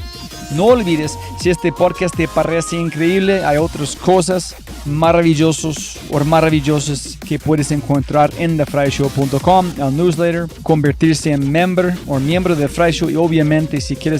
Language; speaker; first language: Spanish; non-native, fluent; English